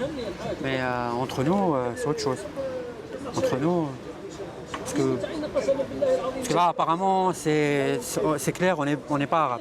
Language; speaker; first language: French; native; French